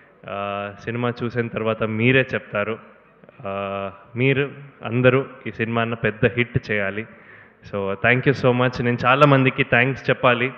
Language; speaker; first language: Telugu; non-native, learner; Kannada